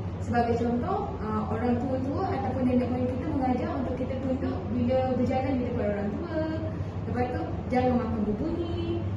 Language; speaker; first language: Malay; native; Malay